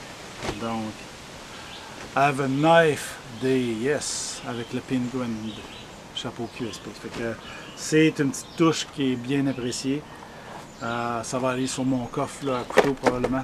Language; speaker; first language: French; native; French